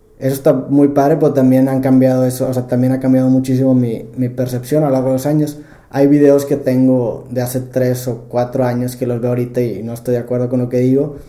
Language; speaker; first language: Spanish; native; Spanish